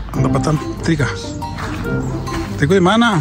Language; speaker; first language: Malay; non-native, learner; Spanish